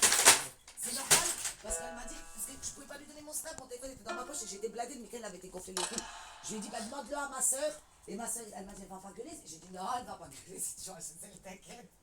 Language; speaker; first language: French; native; French